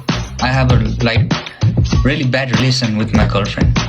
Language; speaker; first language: English; non-native, learner; Nepali